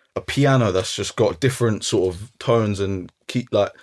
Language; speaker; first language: English; early bilingual, other home language; Arabic